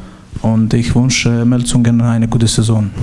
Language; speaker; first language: German; non-native, learner; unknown